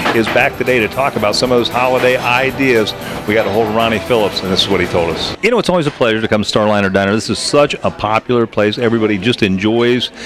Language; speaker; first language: English; native; English